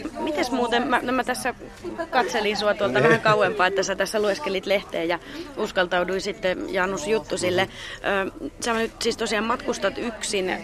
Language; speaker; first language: Finnish; native; Finnish